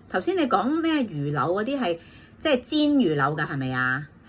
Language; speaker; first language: Cantonese; native; Cantonese